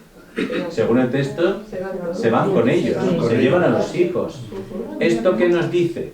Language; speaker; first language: Spanish; native; Spanish